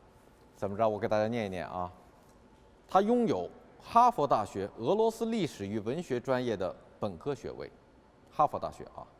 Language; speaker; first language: Chinese; native; Chinese